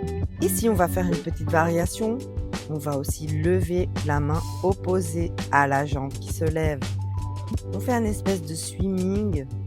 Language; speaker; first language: French; native; French